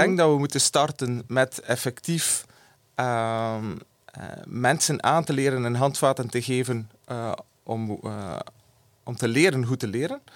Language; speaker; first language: Dutch; native; Dutch